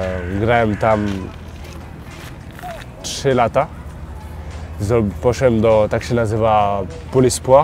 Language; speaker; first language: Polish; early bilingual, heritage; French